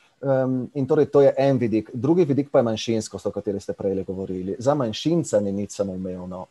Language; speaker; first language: Slovenian; native; Slovenian